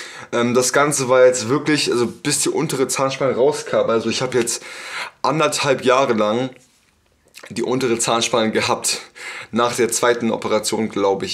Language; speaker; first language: German; native; German